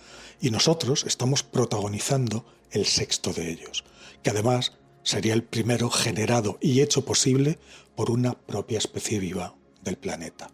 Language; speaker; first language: Spanish; native; Spanish